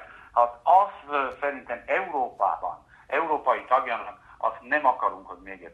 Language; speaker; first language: Hungarian; early bilingual, heritage; Hungarian